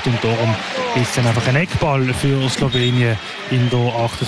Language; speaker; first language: German; native; German